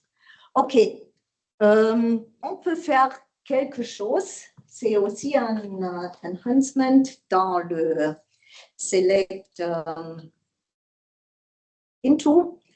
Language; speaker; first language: French; non-native, learner; German